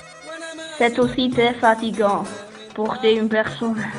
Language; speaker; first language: French; non-native, learner; Dutch